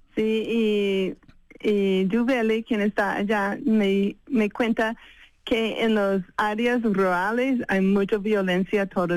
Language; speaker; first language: Spanish; non-native, fluent; English